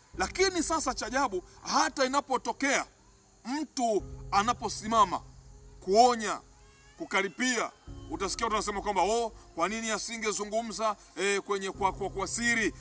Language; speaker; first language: Swahili; native; Swahili